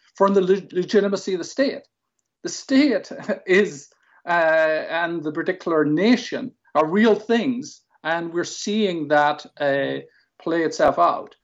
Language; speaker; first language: English; native; English